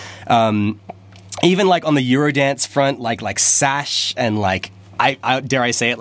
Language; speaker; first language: English; native; English